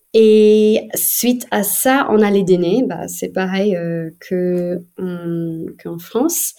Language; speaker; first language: French; non-native, fluent; English